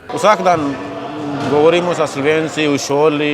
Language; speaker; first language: Slovenian; non-native, learner; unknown